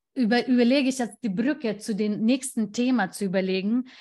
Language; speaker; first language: German; non-native, fluent; Lithuanian